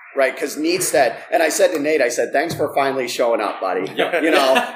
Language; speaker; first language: English; native; English